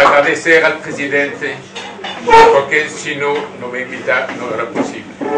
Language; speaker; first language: Spanish; non-native, learner; French